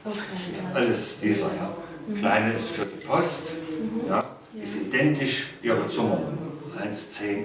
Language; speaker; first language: German; native; German